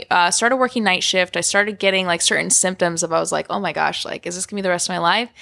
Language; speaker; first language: English; native; English